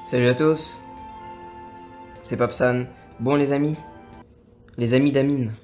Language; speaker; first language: French; native; French